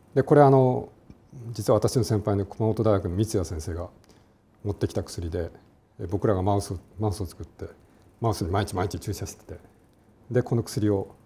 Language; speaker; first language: Japanese; native; Japanese